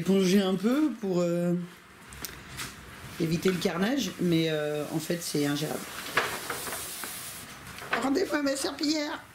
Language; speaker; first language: French; native; French